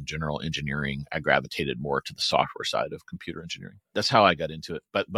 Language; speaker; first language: English; native; English